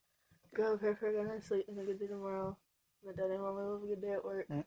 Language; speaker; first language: English; native; English